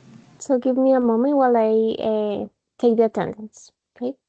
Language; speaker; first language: English; non-native, fluent; Spanish